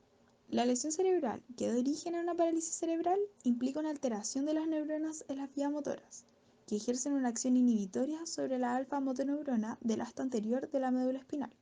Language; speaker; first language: Spanish; native; Spanish